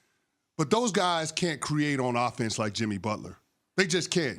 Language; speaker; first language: English; native; English